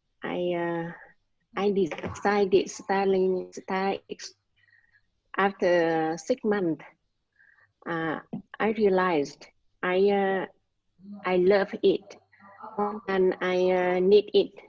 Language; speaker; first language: English; non-native, learner; Vietnamese